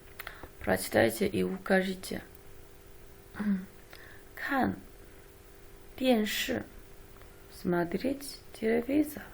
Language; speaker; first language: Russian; non-native, learner; Chinese